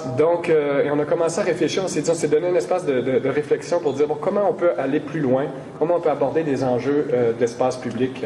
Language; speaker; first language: French; native; French